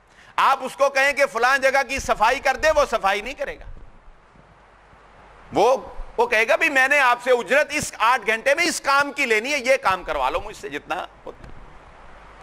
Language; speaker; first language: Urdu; non-native, local second language; Punjabi